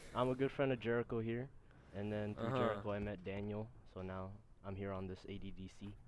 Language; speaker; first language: English; early bilingual, other home language; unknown